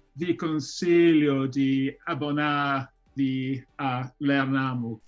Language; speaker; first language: Italian; non-native, learner; English